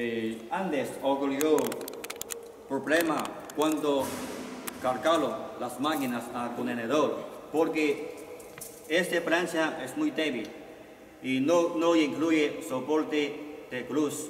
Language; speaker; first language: Spanish; non-native, learner; Chinese